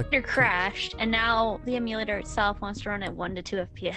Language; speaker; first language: English; native; English